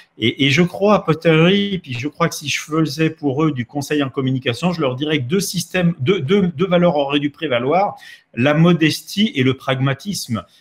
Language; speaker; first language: French; native; French